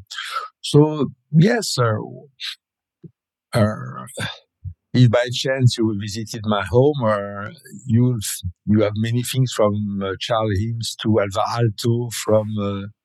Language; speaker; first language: English; non-native, fluent; French